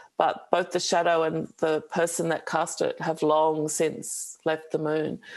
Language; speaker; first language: English; native; English